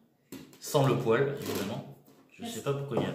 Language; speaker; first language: French; native; French